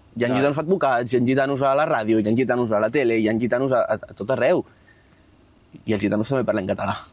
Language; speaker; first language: Catalan; native; Catalan